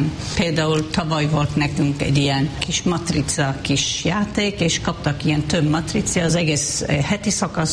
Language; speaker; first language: Hungarian; non-native, fluent; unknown